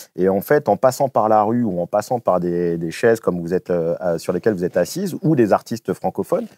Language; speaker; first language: French; native; French